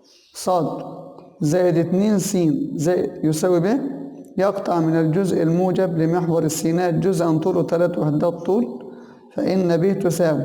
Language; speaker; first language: Arabic; native; Arabic